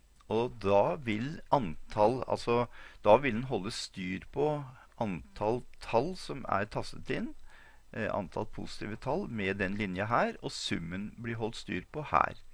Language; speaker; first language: Norwegian; native; Norwegian